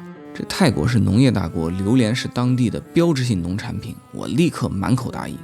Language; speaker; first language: Chinese; native; Chinese